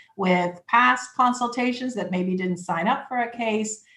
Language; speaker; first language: English; native; English